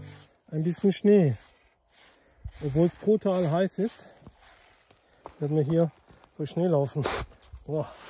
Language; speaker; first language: German; native; German